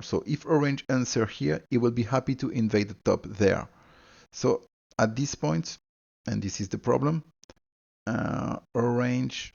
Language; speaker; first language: English; non-native, fluent; French